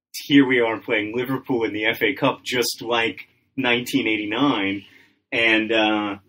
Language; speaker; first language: English; native; English